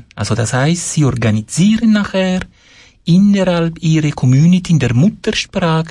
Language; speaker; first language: German; non-native, fluent; Italian